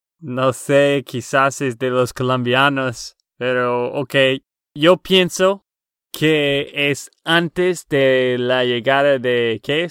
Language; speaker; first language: Spanish; non-native, learner; English